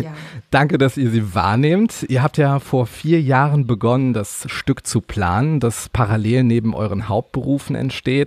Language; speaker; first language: German; native; German